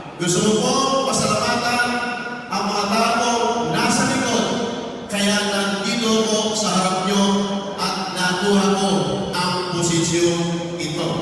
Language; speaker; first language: Filipino; non-native, local second language; Pampanga